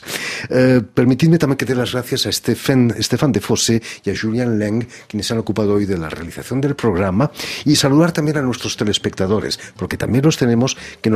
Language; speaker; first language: Spanish; native; Spanish